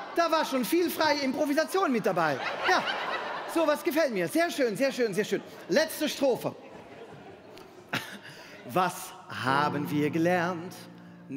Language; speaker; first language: German; non-native, fluent; Dutch